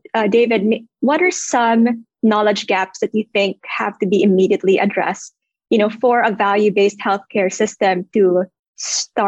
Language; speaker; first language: English; non-native, local second language; Filipino